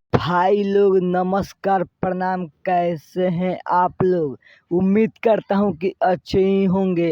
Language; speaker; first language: Hindi; non-native, local second language; Bhojpuri